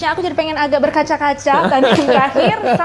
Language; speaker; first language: Indonesian; native; Indonesian